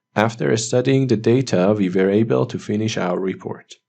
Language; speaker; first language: English; non-native, fluent; Persian